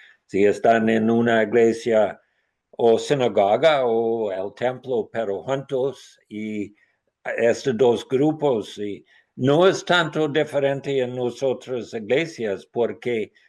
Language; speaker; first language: Spanish; non-native, learner; English